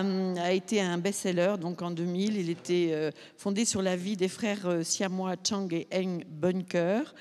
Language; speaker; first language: French; native; French